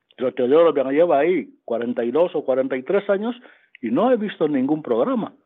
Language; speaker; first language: Spanish; non-native, local second language; Fang